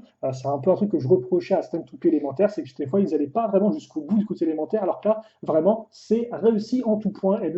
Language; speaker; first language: French; native; French